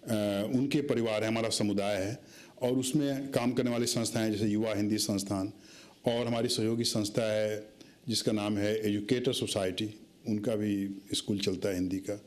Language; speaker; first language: Hindi; native; Hindi